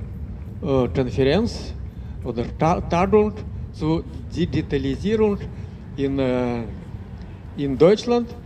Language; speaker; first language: German; non-native, fluent; Russian